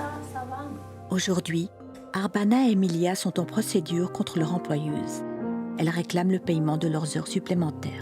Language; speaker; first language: French; native; French